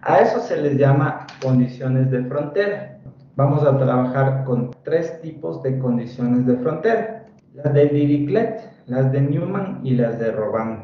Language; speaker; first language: Spanish; native; Spanish